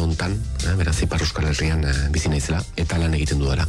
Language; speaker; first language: Basque; native; Basque